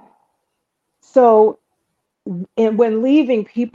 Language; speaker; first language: English; native; English